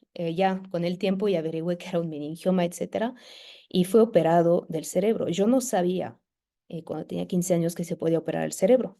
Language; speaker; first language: Spanish; non-native, fluent; French